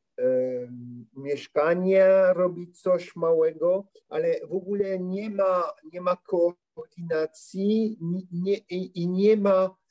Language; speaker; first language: Polish; non-native, learner; French